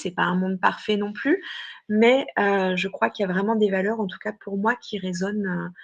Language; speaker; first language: French; native; French